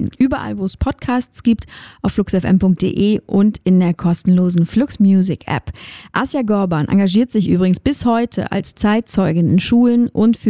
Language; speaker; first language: German; native; German